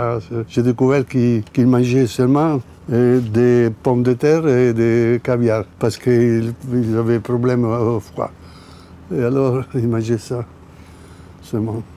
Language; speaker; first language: French; non-native, fluent; Italian